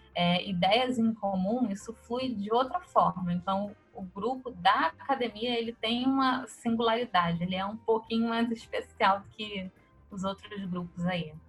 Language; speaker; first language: Portuguese; native; Portuguese